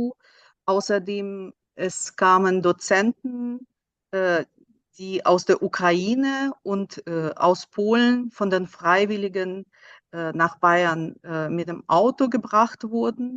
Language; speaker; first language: German; non-native, fluent; Russian